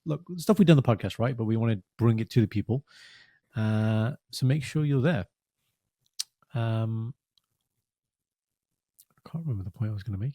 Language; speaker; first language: English; early bilingual, other home language; Punjabi